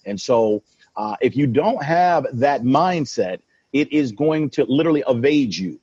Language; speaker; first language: English; native; English